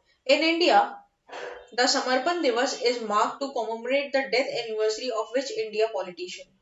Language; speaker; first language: English; non-native, local second language; Hindi